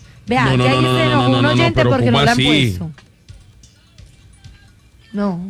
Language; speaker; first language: Spanish; native; Spanish